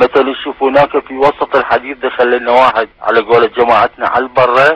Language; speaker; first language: Arabic; native; Arabic